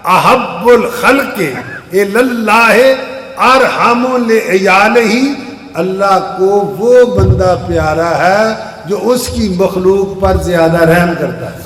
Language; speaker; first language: Urdu; non-native, local second language; Punjabi